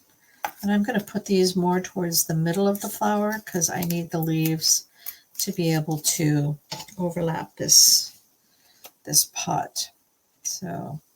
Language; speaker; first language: English; native; English